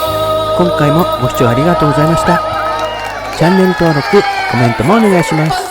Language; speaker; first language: Japanese; native; Japanese